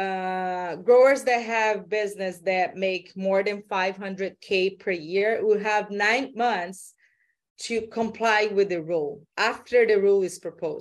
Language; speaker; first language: English; non-native, fluent; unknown